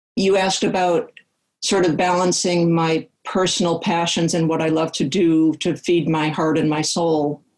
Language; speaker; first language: English; native; English